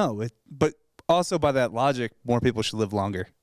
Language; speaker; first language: English; native; English